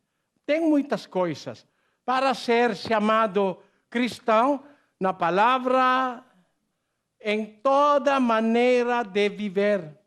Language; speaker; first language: Portuguese; non-native, learner; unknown